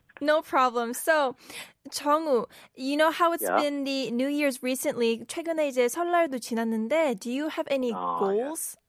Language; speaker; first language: English; non-native, fluent; Korean